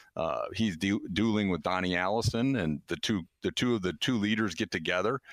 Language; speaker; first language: English; native; English